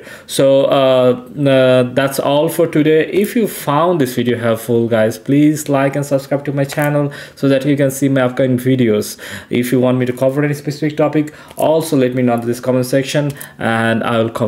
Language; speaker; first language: English; non-native, local second language; Bangla